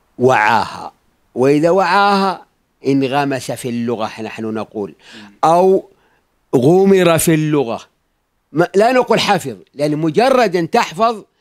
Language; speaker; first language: Arabic; native; Arabic